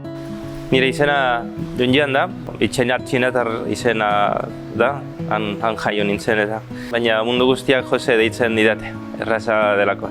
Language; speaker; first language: Basque; early bilingual, other home language; Chinese